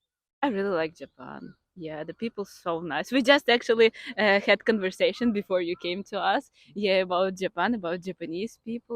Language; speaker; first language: English; non-native, fluent; Ukrainian